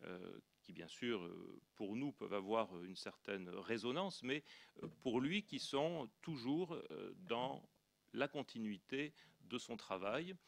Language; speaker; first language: French; native; French